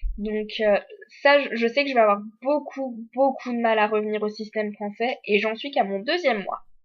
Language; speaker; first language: French; native; French